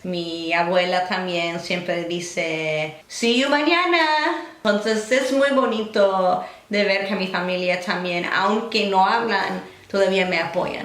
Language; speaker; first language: Spanish; non-native, fluent; English